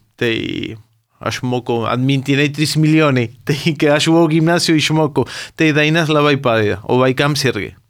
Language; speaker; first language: Lithuanian; early bilingual, heritage; Lithuanian